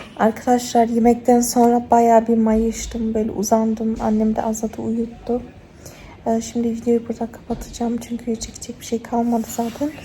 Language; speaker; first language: Turkish; early bilingual, heritage; Turkish